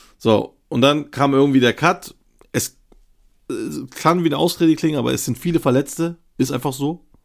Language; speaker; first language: German; early bilingual, other home language; Turkish